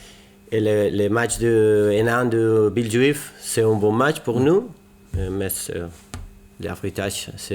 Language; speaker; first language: French; non-native, learner; Spanish